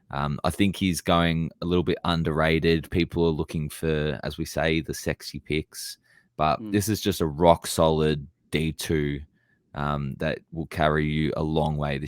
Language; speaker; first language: English; native; English